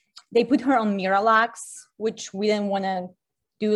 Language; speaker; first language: English; non-native, fluent; Polish